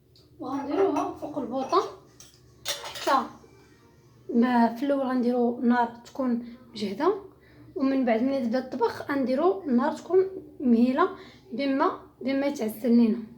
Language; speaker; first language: Arabic; native; Arabic